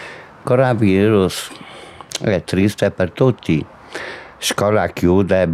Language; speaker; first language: Italian; non-native, learner; Polish